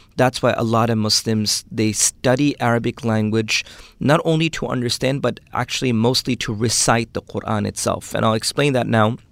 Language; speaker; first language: English; early bilingual, other home language; Urdu